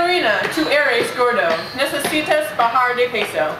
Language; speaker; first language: Spanish; non-native, learner; English